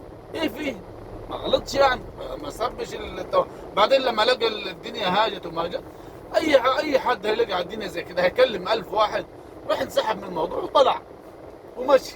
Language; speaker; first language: Arabic; native; Arabic